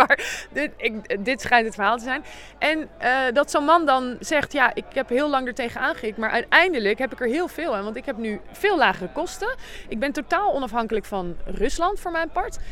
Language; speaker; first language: Dutch; native; Dutch